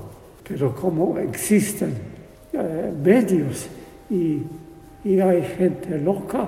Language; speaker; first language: Spanish; non-native, fluent; Polish